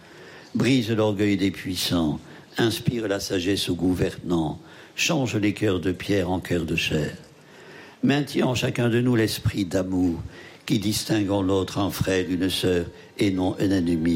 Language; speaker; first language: French; native; French